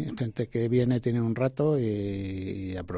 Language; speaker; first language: Spanish; native; Spanish